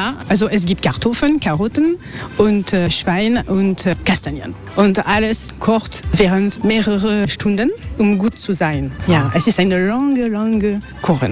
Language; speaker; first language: German; non-native, learner; French